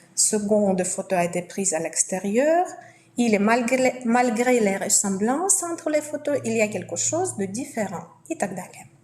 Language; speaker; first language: French; non-native, fluent; Russian